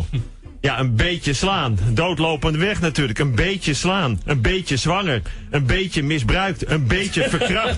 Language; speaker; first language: Dutch; native; Dutch